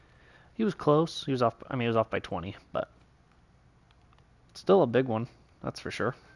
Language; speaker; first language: English; native; English